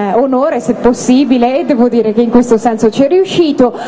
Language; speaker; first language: Italian; native; Italian